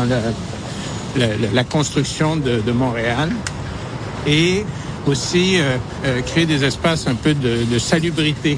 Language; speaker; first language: French; native; French